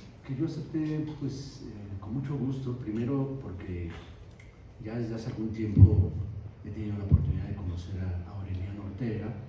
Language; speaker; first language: Spanish; native; Spanish